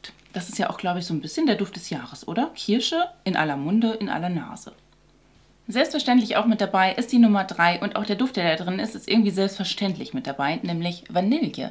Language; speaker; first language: German; native; German